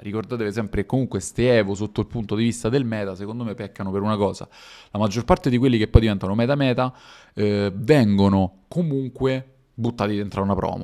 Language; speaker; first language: Italian; native; Italian